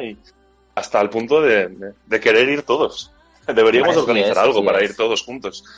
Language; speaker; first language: Spanish; native; Spanish